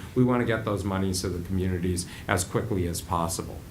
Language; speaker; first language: English; native; English